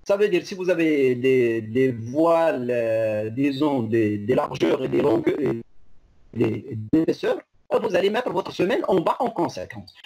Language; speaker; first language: French; non-native, local second language; Arabic